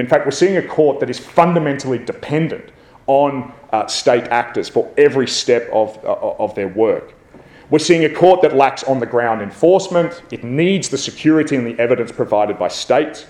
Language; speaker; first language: English; native; English